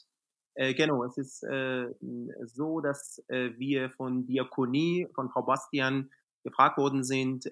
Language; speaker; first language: German; non-native, fluent; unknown